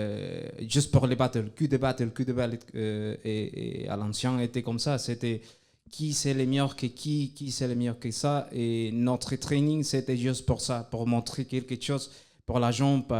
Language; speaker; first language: French; non-native, fluent; Spanish